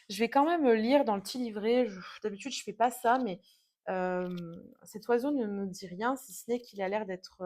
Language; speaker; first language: French; native; French